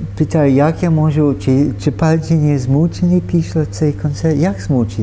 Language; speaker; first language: Ukrainian; early bilingual, heritage; Ukrainian